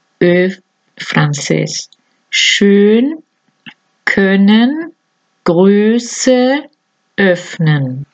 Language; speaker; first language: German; non-native, fluent; Spanish